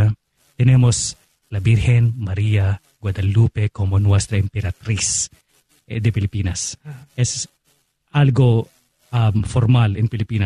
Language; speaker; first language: Spanish; non-native, fluent; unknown